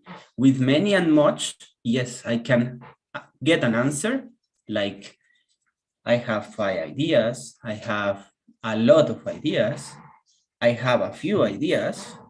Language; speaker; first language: English; non-native, fluent; Spanish